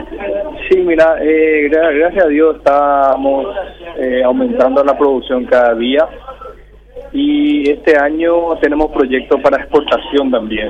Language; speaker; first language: Spanish; early bilingual, other home language; Korean